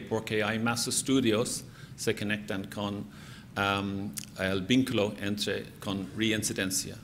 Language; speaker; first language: Spanish; non-native, fluent; English